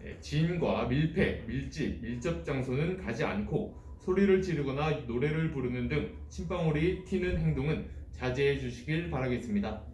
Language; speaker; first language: Korean; native; Korean